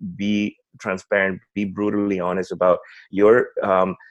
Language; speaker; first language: English; non-native, fluent; Spanish